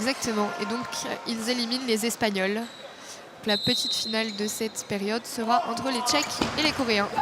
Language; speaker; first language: French; native; French